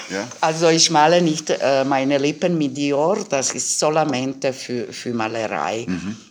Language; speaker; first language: German; non-native, fluent; Croatian